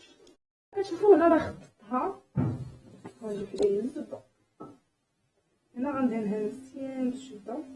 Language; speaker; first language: Arabic; native; Arabic